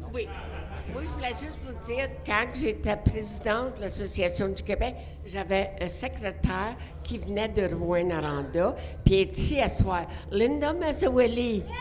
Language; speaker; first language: French; non-native, local second language; English